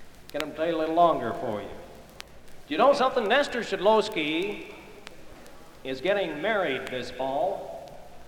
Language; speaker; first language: English; early bilingual, other home language; Ukrainian